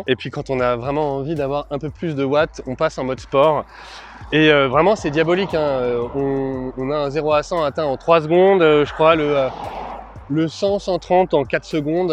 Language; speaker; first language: French; native; French